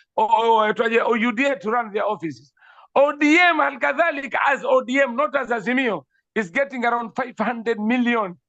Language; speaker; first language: English; non-native, local second language; Swahili